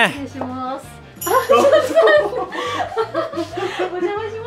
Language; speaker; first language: Japanese; native; Japanese